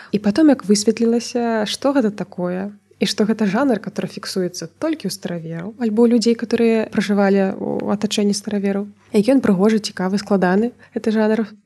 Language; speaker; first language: Belarusian; native; Belarusian